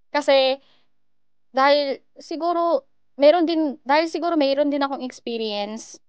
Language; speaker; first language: Filipino; early bilingual, other home language; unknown